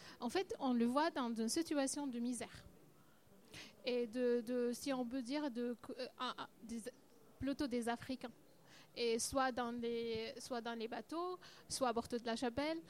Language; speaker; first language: French; non-native, learner; Arabic